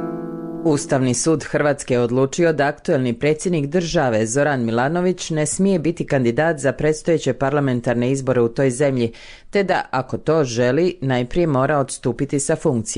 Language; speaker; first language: Croatian; native; Croatian